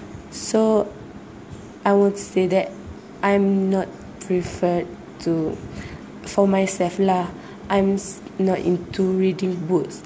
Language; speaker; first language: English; non-native, learner; Malay